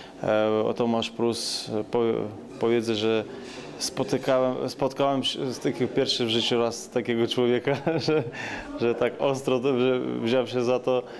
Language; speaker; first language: Polish; non-native, learner; Ukrainian